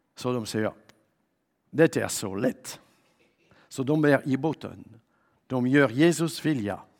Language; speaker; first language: Swedish; non-native, fluent; French